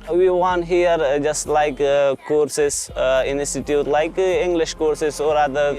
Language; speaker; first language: English; non-native, learner; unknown